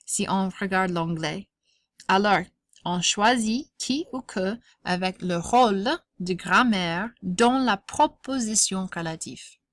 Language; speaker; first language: French; non-native, fluent; English